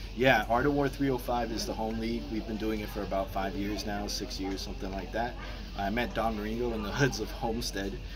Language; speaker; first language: English; native; English